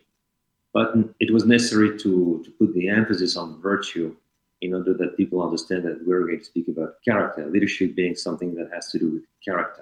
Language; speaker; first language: English; non-native, fluent; French